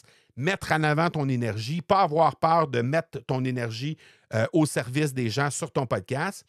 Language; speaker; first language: French; native; French